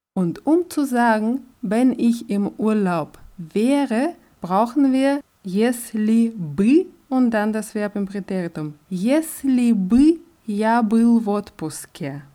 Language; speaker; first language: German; non-native, fluent; Russian